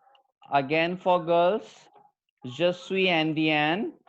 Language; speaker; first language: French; non-native, fluent; Hindi